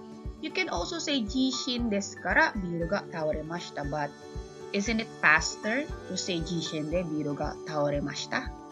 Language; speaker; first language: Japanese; non-native, fluent; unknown